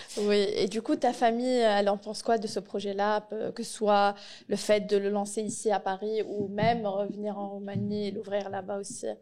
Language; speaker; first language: French; native; French